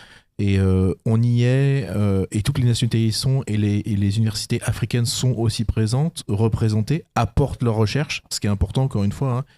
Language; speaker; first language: French; native; French